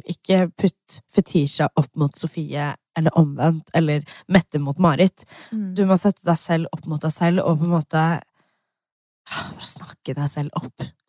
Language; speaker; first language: Norwegian; early bilingual, other home language; English